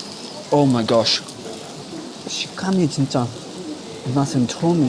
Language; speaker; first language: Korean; non-native, learner; English